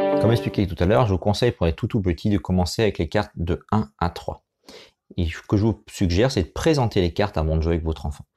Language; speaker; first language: French; native; French